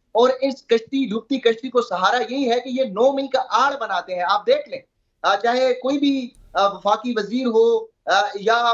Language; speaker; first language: Urdu; native; Urdu